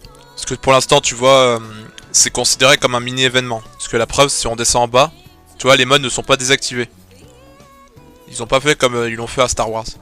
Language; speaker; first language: French; native; French